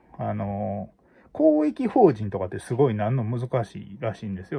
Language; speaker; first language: Japanese; native; Japanese